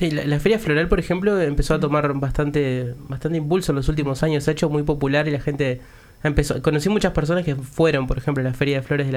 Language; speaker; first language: Spanish; native; Spanish